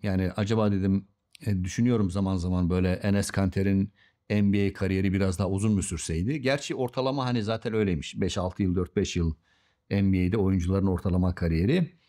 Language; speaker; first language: Turkish; native; Turkish